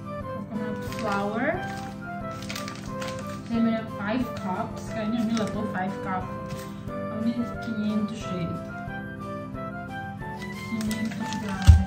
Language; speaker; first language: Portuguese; non-native, local second language; Tetum